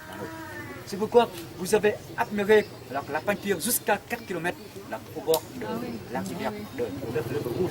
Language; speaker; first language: French; non-native, fluent; Vietnamese